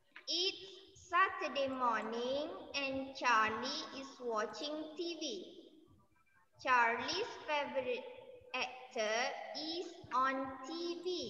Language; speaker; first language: English; non-native, local second language; Malay